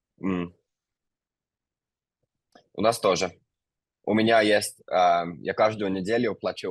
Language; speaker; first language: Russian; non-native, fluent; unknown